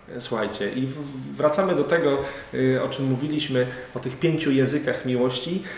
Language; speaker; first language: Polish; native; Polish